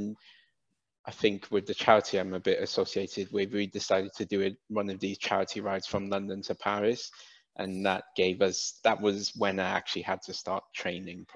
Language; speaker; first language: English; native; English